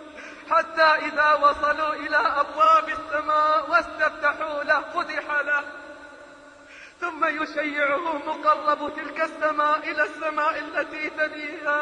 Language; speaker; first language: Arabic; native; Arabic